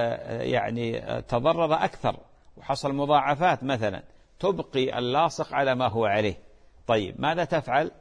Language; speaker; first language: Arabic; native; Arabic